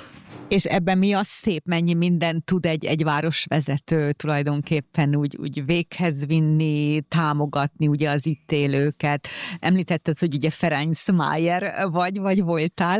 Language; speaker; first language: Hungarian; native; Hungarian